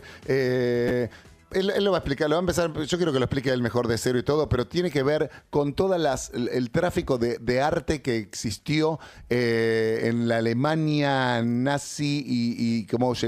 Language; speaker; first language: Spanish; native; Spanish